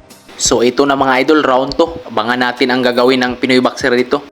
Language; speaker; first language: Filipino; native; Filipino